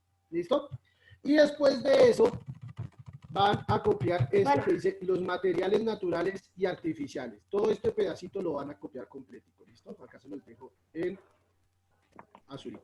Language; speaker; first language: Spanish; native; Spanish